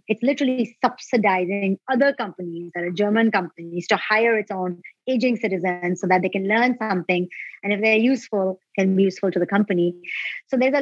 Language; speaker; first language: English; non-native, local second language; Urdu